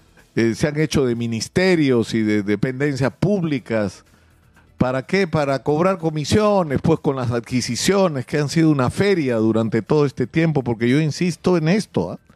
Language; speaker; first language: Spanish; native; Spanish